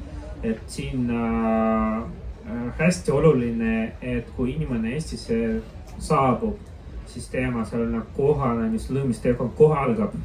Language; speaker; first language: Estonian; non-native, local second language; Russian